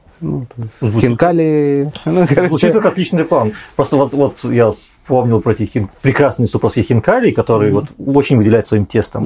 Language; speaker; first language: Russian; native; Russian